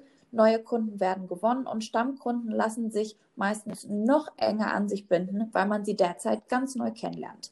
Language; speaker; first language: German; native; German